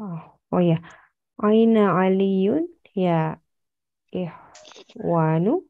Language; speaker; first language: Arabic; non-native, learner; Indonesian